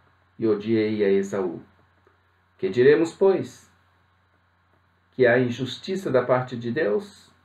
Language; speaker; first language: Portuguese; native; Portuguese